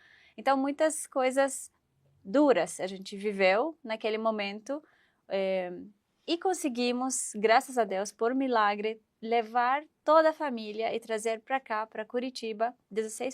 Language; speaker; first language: Portuguese; non-native, fluent; Arabic